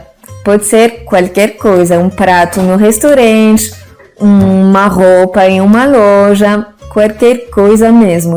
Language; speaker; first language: Portuguese; non-native, fluent; French